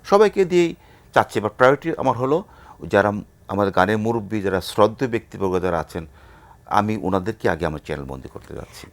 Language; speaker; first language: Bangla; native; Bangla